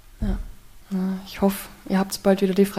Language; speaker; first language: German; native; German